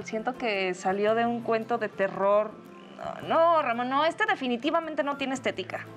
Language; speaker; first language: Spanish; native; Spanish